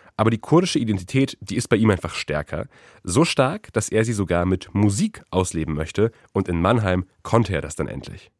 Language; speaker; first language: German; early bilingual, other home language; Polish